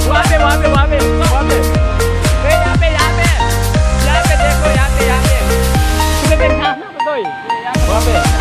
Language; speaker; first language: Hindi; non-native, local second language; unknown